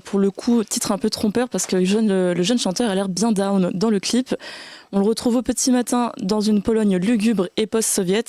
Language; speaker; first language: French; native; French